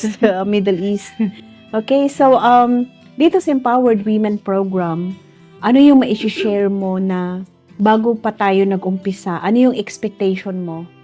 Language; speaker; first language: Filipino; native; Filipino